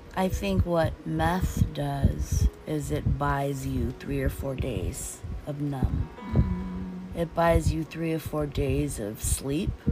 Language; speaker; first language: English; early bilingual, other home language; Portuguese